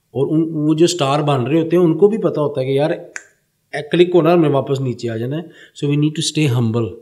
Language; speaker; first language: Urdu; early bilingual, heritage; Punjabi